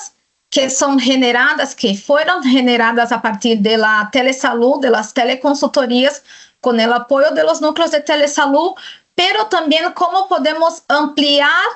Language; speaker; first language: Spanish; non-native, fluent; Portuguese